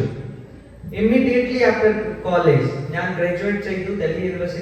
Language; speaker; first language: Malayalam; non-native, learner; Hindi